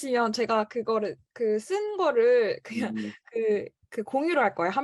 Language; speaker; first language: Korean; native; Korean